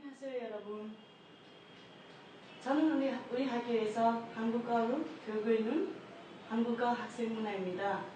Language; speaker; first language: Korean; non-native, learner; Nepali